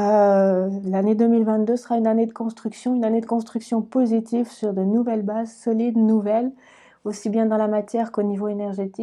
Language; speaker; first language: French; native; French